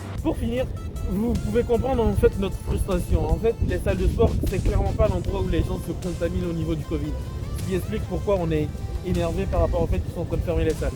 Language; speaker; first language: French; native; French